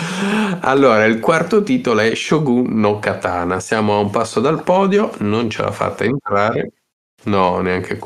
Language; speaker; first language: Italian; native; Italian